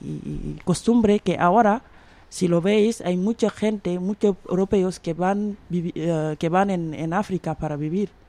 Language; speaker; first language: Spanish; non-native, fluent; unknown